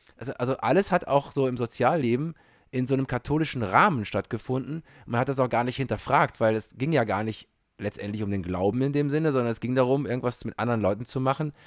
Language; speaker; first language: German; native; German